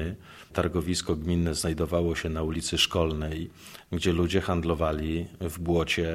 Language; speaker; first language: Polish; native; Polish